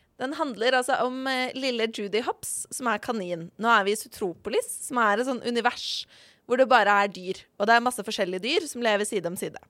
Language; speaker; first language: Norwegian; native; Norwegian